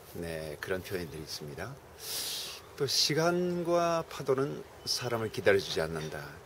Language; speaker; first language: Korean; native; Korean